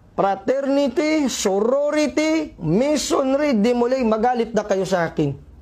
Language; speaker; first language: Filipino; non-native, local second language; Maranao